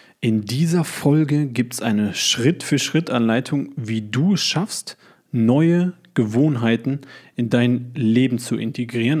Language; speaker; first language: German; native; German